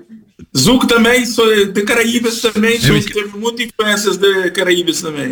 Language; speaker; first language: Portuguese; non-native, fluent; Kabuverdianu